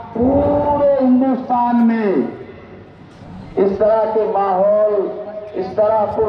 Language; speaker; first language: Hindi; non-native, local second language; Bangla